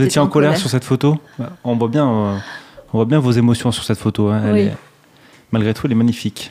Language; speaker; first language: French; native; French